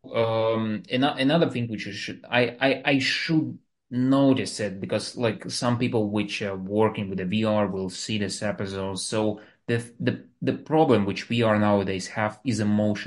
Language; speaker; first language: English; non-native, fluent; Russian